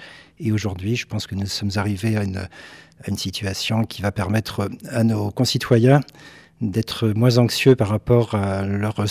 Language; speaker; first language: French; native; French